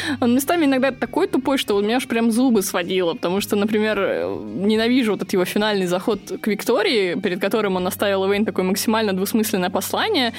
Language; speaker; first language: Russian; native; Russian